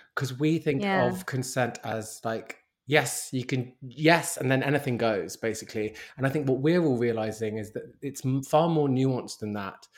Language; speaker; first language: English; native; English